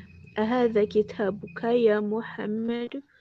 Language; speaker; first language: Arabic; non-native, learner; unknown